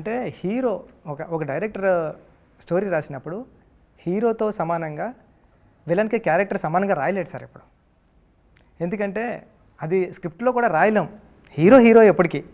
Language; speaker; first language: Telugu; native; Telugu